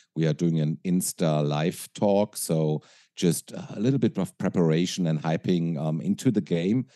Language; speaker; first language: English; non-native, fluent; German